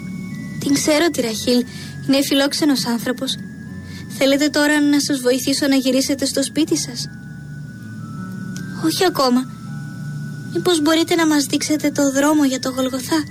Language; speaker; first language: Greek; native; Greek